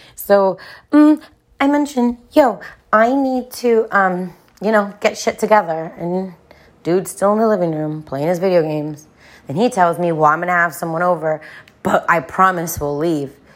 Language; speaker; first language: English; early bilingual, other home language; Spanish